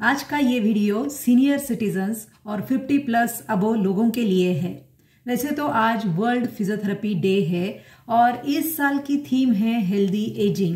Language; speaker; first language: Hindi; non-native, local second language; Marathi